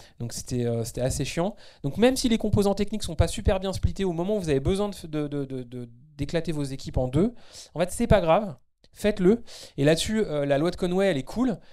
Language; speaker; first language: French; native; French